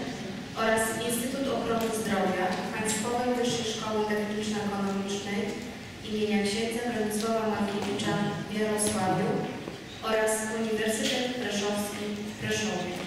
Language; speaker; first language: Polish; native; Polish